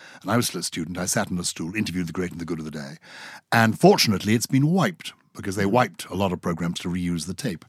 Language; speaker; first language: English; native; English